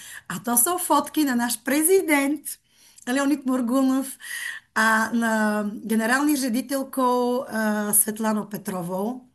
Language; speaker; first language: Czech; non-native, fluent; Bulgarian